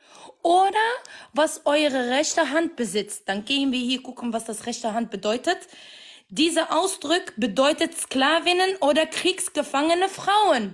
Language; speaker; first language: German; non-native, fluent; Arabic